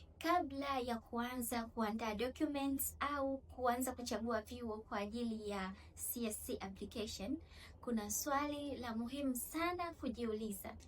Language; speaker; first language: Swahili; native; Swahili